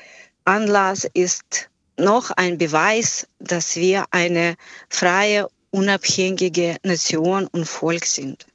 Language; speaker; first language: German; non-native, fluent; Ukrainian